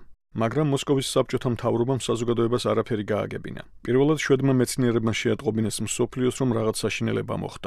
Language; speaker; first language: Georgian; native; Georgian